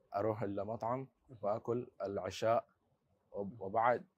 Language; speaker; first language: Arabic; non-native, learner; Chinese